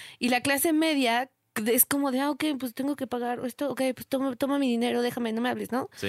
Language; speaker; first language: Spanish; native; Spanish